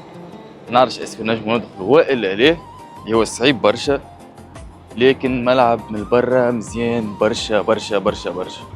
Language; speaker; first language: Arabic; native; Arabic